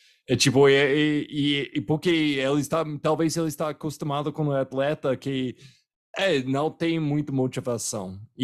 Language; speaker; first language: Portuguese; non-native, fluent; English